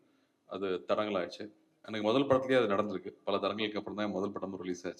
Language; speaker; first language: Tamil; native; Tamil